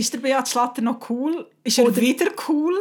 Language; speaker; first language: German; native; German